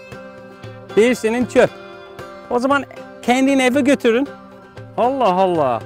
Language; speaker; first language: Turkish; non-native, learner; English